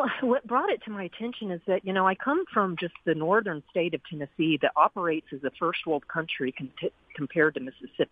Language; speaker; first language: English; native; English